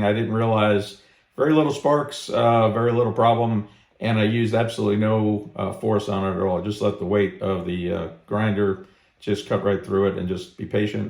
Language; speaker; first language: English; native; English